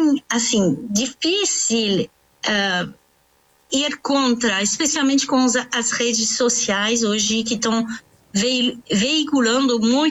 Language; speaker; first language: Portuguese; non-native, fluent; French